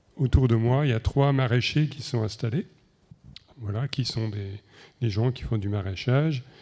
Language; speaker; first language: French; native; French